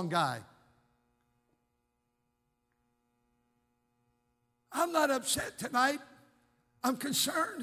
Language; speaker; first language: English; native; English